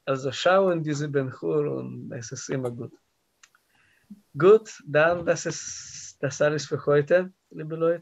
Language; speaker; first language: German; non-native, learner; Russian